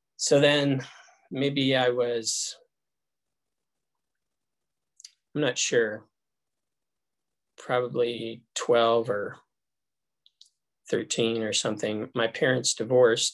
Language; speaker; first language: English; native; English